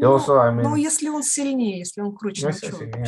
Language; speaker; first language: Russian; native; Russian